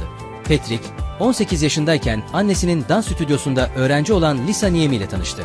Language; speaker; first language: Turkish; native; Turkish